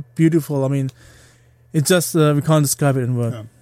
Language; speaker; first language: English; non-native, fluent; German